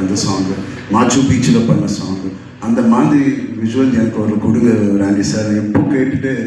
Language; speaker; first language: Tamil; non-native, learner; Telugu